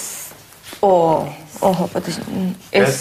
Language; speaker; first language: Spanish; non-native, learner; Russian